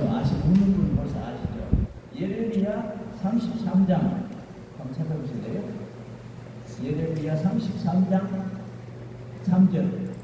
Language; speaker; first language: Korean; native; Korean